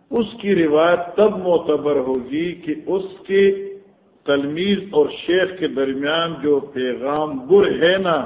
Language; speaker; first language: Urdu; non-native, local second language; Northern Hindko